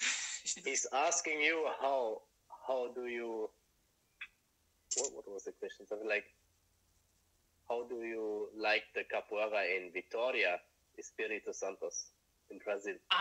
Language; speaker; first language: English; non-native, fluent; German